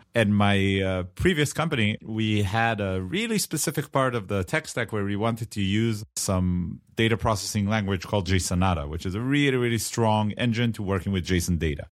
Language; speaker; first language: English; non-native, fluent; Hebrew